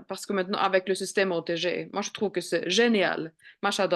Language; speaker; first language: French; non-native, fluent; Swedish